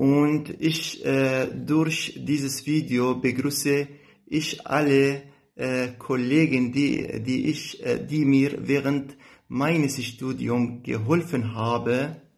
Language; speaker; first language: German; non-native, fluent; Arabic